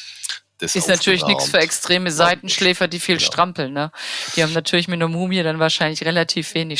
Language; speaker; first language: German; native; German